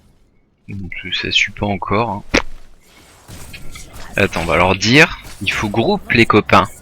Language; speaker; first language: French; native; French